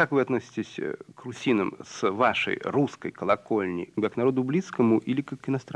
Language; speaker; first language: Russian; native; Russian